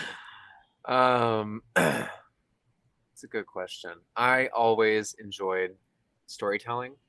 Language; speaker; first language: English; native; English